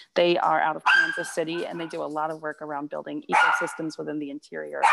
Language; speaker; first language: English; native; English